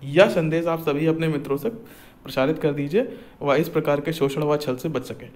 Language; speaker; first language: Hindi; native; Hindi